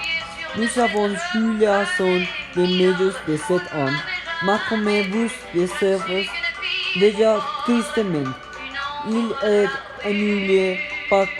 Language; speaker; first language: French; non-native, learner; Spanish